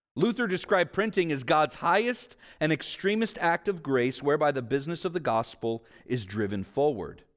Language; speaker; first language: English; native; English